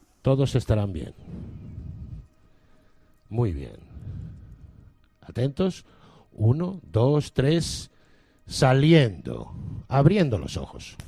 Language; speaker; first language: Spanish; native; Spanish